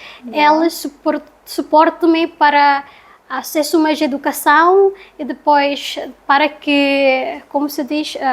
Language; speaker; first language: Portuguese; non-native, learner; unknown